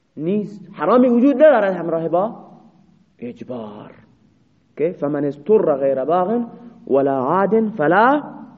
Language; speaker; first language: Persian; non-native, local second language; Baluchi